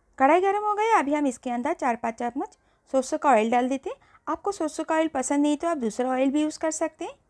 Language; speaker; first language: Hindi; non-native, local second language; Bangla